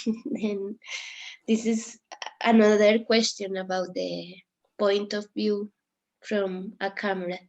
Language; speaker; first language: English; non-native, learner; Spanish